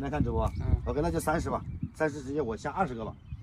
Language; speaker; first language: Chinese; native; Chinese